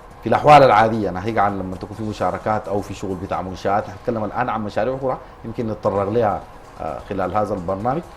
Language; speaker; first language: Arabic; native; Arabic